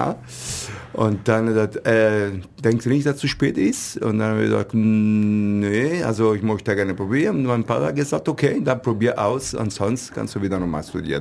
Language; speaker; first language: German; non-native, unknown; Italian